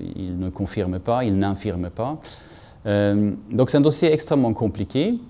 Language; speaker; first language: French; non-native, fluent; Swedish